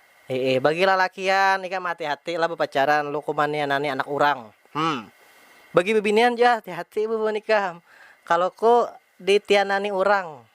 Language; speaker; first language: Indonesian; non-native, local second language; Banjar